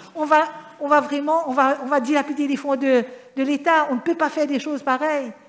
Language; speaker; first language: French; non-native, local second language; Morisyen